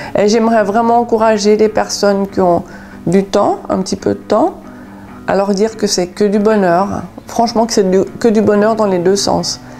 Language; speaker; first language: French; native; French